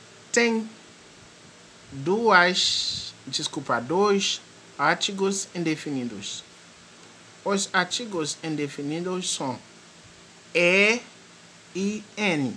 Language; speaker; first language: Portuguese; non-native, fluent; French